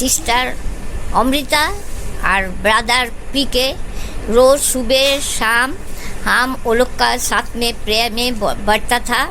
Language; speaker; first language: Hindi; non-native, local second language; Bangla